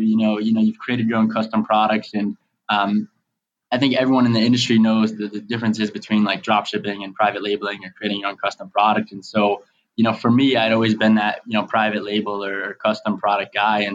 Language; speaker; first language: English; native; English